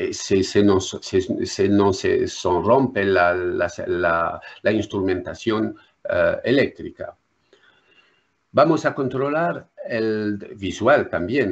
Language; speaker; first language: Spanish; non-native, learner; French